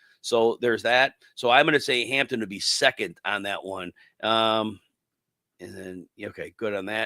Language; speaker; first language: English; native; English